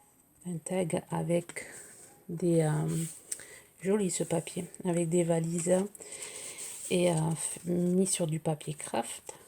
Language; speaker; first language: French; native; French